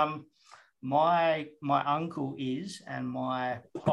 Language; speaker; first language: English; native; English